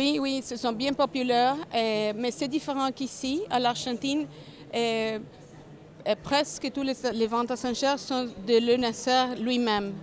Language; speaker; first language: French; non-native, learner; Spanish